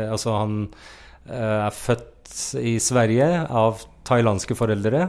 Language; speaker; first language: Norwegian; non-native, fluent; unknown